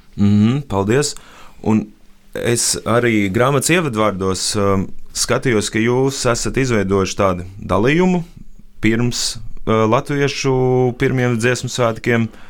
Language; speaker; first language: Latvian; native; Latvian